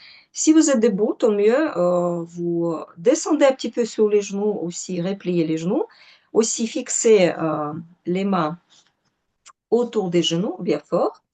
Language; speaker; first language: French; non-native, fluent; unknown